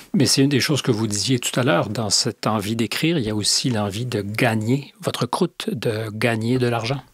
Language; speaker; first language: French; native; French